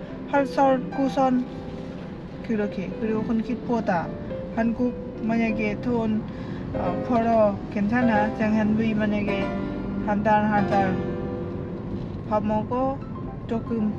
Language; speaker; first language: Korean; non-native, learner; Lao